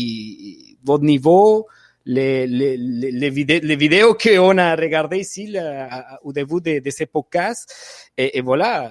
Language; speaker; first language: French; non-native, fluent; Spanish